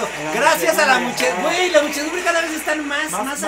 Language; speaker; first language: Spanish; native; Spanish